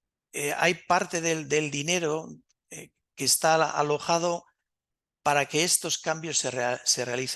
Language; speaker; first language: Spanish; native; Spanish